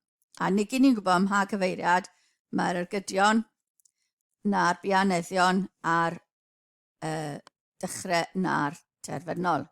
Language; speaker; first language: Welsh; native; Welsh